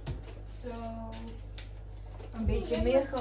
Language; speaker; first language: Dutch; native; Dutch